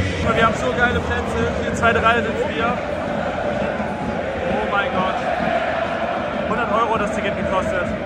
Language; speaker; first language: German; native; German